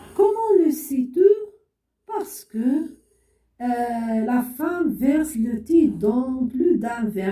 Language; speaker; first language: French; non-native, local second language; Arabic